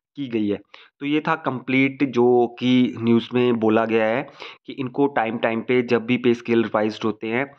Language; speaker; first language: Hindi; native; Hindi